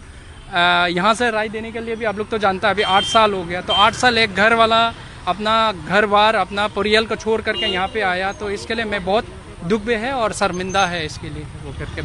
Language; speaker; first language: Hindi; non-native, local second language; Karbi